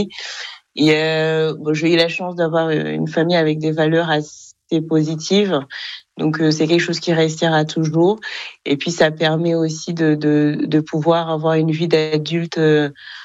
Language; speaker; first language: French; non-native, local second language; Kinyarwanda